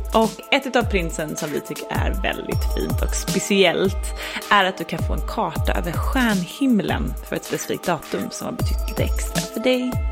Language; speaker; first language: Swedish; native; Swedish